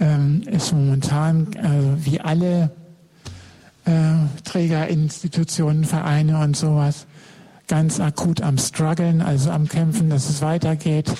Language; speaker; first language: German; native; German